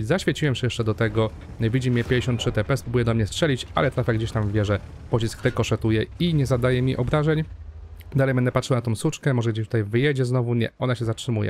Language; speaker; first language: Polish; native; Polish